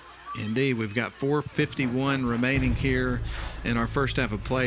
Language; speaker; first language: English; native; English